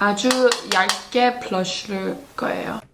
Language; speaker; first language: Korean; early bilingual, heritage; English